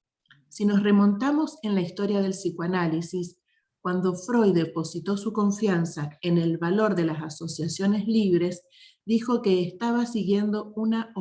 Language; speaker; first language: Spanish; native; Spanish